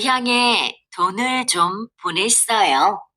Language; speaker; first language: Korean; non-native, fluent; Indonesian